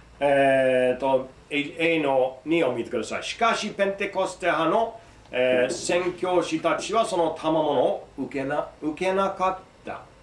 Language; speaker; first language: Japanese; non-native, fluent; English